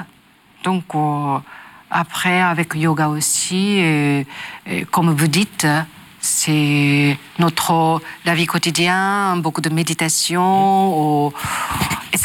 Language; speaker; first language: French; non-native, learner; Japanese